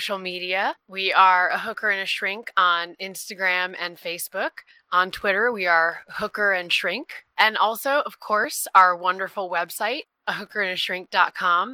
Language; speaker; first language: English; native; English